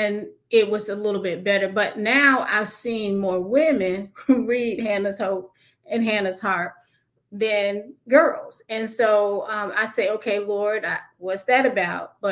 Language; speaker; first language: English; native; English